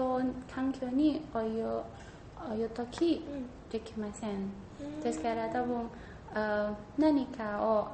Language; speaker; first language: Japanese; non-native, learner; Indonesian